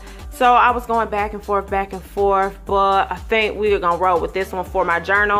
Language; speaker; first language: English; native; English